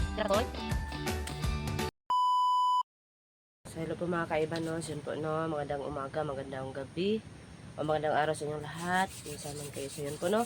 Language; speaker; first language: Filipino; non-native, local second language; Cebuano